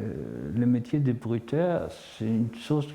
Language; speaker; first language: French; non-native, fluent; Greek